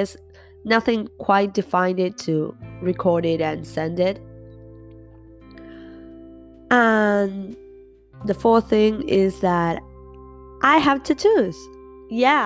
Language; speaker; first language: English; non-native, fluent; Spanish